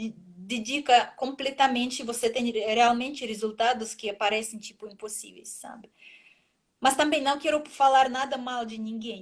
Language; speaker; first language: Portuguese; non-native, fluent; Russian